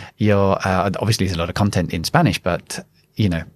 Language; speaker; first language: English; native; English